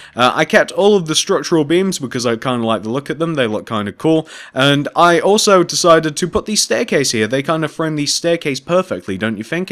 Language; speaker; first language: English; native; English